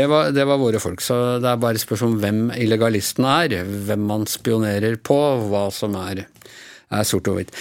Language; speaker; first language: Norwegian; native; Norwegian